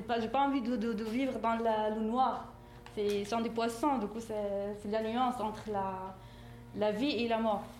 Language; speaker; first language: French; non-native, fluent; Arabic